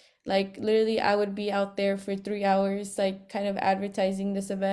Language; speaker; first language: English; native; English